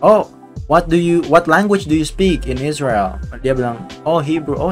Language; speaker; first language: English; non-native, fluent; Indonesian